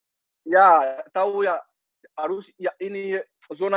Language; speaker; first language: Indonesian; non-native, learner; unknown